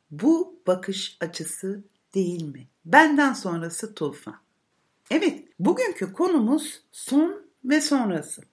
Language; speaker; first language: Turkish; native; Turkish